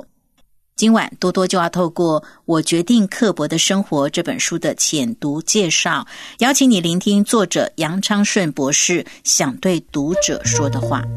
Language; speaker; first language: Chinese; native; Chinese